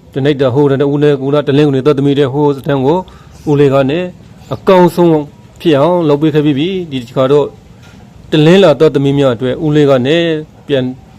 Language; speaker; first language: Burmese; native; Burmese